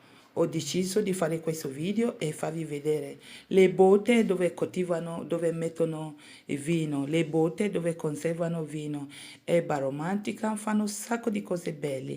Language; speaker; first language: Italian; non-native, learner; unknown